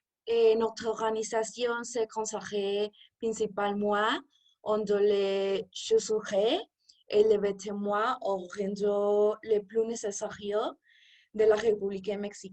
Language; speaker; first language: French; non-native, learner; Spanish